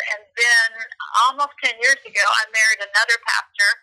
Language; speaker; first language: English; native; English